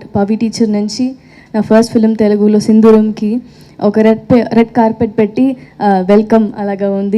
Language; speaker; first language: Telugu; non-native, learner; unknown